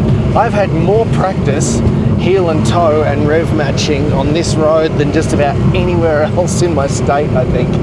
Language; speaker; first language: English; native; English